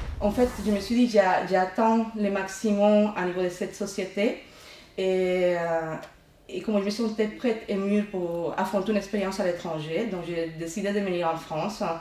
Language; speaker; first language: French; non-native, fluent; Spanish